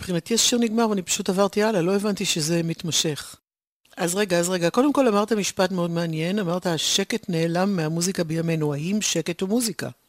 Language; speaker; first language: Hebrew; native; Hebrew